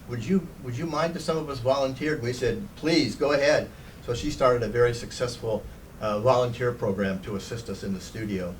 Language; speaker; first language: English; native; English